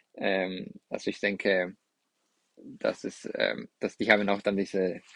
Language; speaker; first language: German; non-native, fluent; Spanish